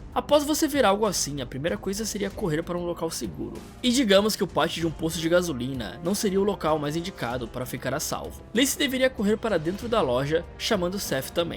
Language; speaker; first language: Portuguese; native; Portuguese